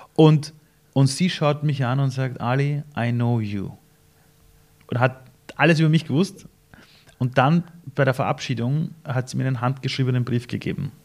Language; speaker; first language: German; early bilingual, other home language; Persian